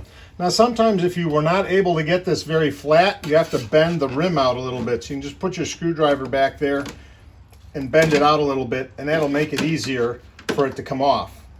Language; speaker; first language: English; native; English